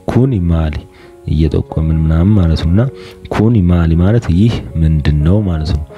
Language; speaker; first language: Amharic; non-native, local second language; Oromo